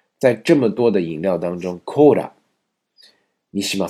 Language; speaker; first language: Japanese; non-native, fluent; Chinese